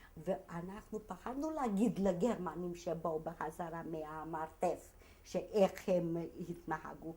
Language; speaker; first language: Hebrew; non-native, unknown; Hungarian